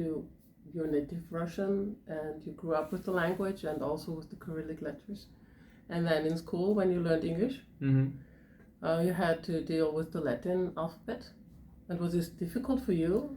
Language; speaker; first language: English; non-native, fluent; German